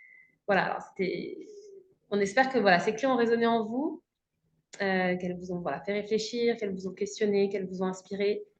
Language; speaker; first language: French; native; French